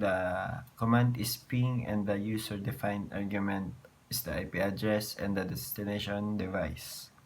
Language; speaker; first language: English; non-native, local second language; Filipino